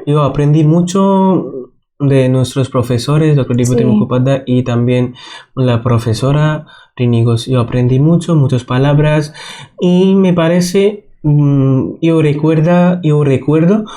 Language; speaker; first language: Spanish; non-native, fluent; Bangla